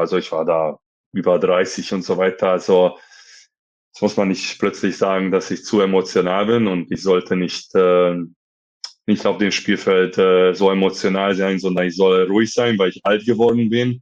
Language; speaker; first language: German; non-native, fluent; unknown